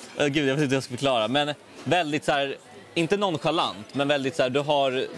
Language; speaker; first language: Swedish; native; Swedish